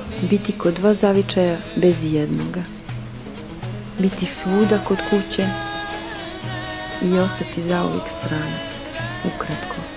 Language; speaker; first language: Croatian; native; Croatian